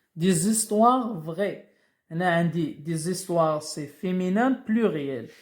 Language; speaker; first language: French; non-native, local second language; Arabic